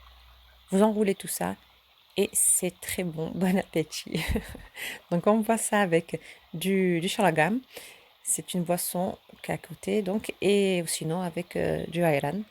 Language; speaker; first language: French; early bilingual, other home language; Turkish